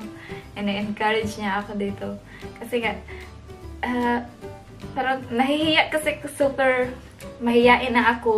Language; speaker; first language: Filipino; non-native, local second language; Cebuano